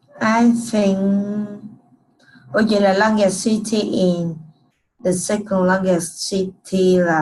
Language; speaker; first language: English; non-native, learner; Vietnamese